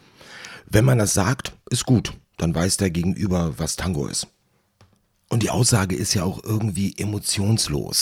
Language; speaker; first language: German; native; German